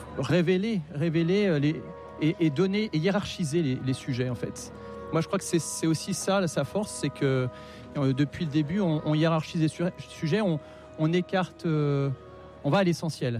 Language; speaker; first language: French; native; French